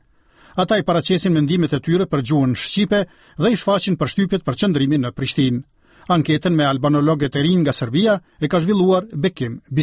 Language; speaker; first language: Albanian; native; Albanian